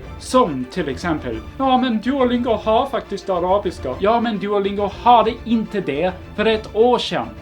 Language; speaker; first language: Swedish; non-native, fluent; English